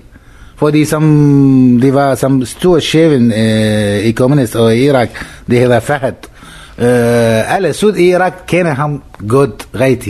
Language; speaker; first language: Danish; non-native, learner; Arabic